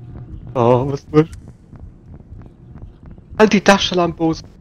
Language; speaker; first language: German; native; German